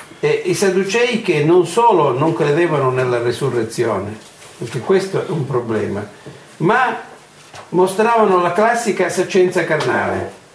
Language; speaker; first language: Italian; non-native, fluent; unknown